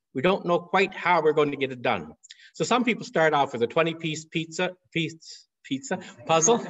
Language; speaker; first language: English; native; English